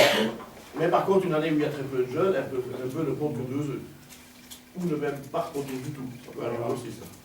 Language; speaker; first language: French; native; French